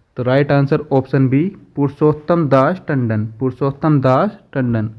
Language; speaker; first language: Hindi; native; Hindi